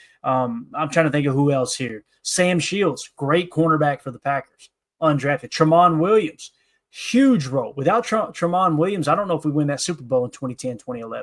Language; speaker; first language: English; native; English